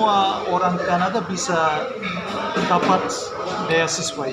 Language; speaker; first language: Indonesian; non-native, learner; English